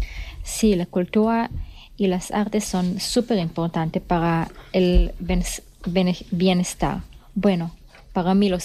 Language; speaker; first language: Spanish; non-native, learner; Hebrew